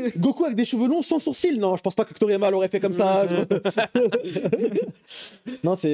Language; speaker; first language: French; native; French